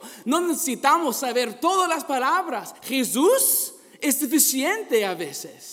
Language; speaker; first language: Spanish; non-native, fluent; English